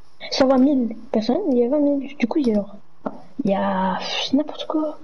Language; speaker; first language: French; native; French